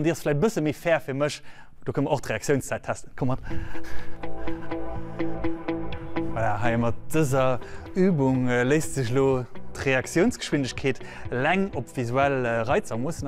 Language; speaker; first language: German; non-native, local second language; Luxembourgish